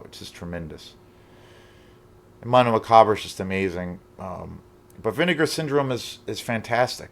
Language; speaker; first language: English; native; English